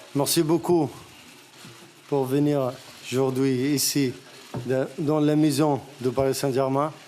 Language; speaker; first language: French; non-native, learner; Arabic